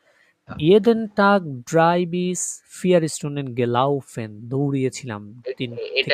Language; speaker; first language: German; non-native, fluent; Bangla